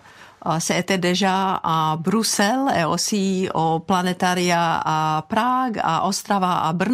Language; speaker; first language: French; non-native, fluent; Czech